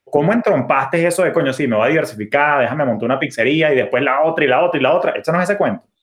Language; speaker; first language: Spanish; native; Spanish